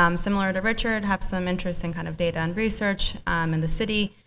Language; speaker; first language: English; native; English